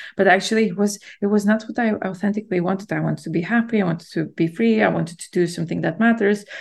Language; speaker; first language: English; non-native, fluent; Latvian